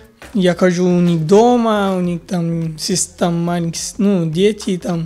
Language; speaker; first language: Russian; non-native, fluent; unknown